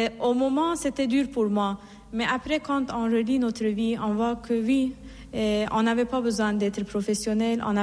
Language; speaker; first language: French; non-native, fluent; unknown